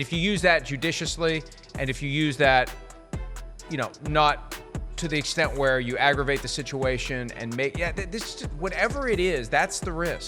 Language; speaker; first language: English; native; English